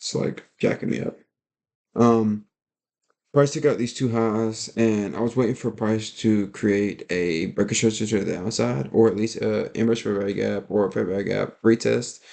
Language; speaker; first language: English; native; English